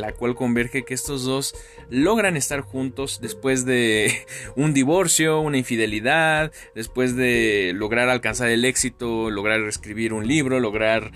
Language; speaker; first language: Spanish; native; Spanish